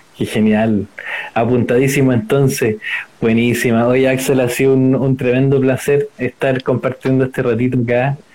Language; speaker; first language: Spanish; native; Spanish